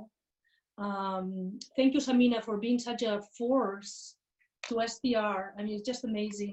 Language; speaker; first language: English; non-native, fluent; Spanish